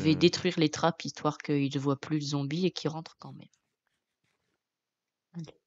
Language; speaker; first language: French; native; French